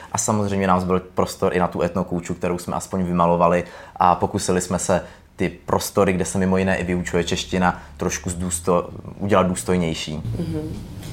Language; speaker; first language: Czech; native; Czech